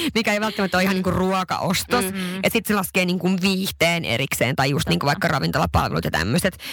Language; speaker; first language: Finnish; early bilingual, heritage; Finnish